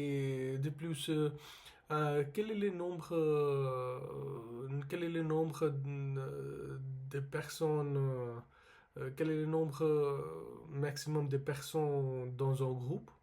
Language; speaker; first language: French; non-native, learner; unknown